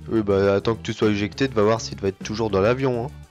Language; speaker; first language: French; native; French